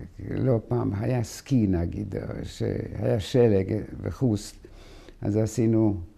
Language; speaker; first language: Hebrew; non-native, fluent; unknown